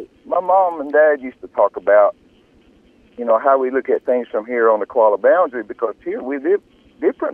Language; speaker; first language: English; early bilingual, other home language; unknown